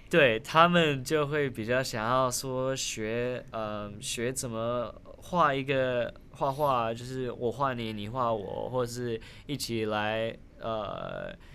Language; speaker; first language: Chinese; early bilingual, other home language; Min Nan Chinese